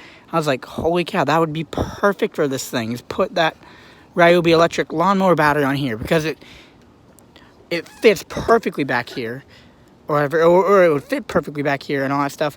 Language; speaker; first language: English; native; English